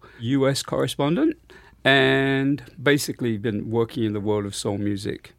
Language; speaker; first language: English; native; English